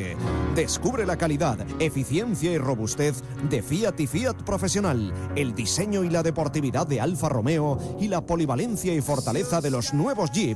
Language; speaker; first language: Spanish; native; Spanish